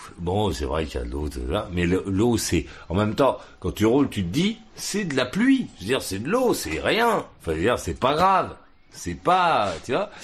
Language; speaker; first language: French; native; French